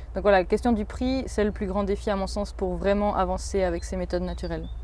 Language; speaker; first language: French; native; French